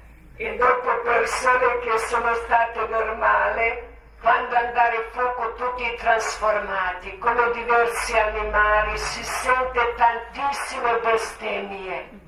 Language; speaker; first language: Italian; non-native, learner; Croatian